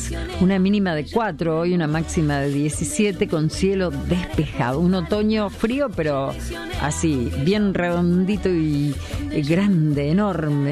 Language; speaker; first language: Spanish; native; Spanish